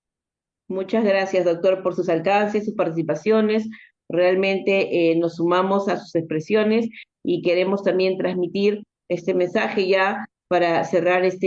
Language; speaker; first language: Spanish; native; Spanish